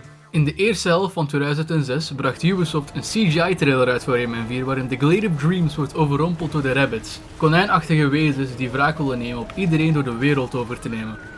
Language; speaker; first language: Dutch; native; Dutch